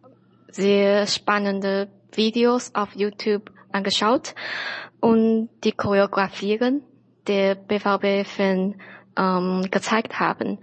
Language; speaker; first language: German; non-native, learner; Chinese